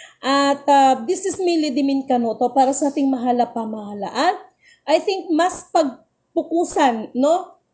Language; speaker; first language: Filipino; non-native, local second language; Cebuano